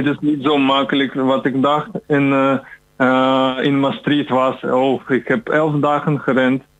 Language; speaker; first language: Dutch; non-native, learner; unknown